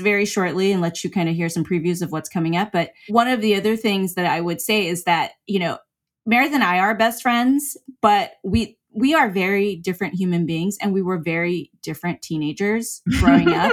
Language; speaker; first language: English; native; English